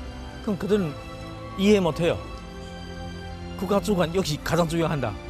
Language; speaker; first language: Korean; non-native, fluent; Chinese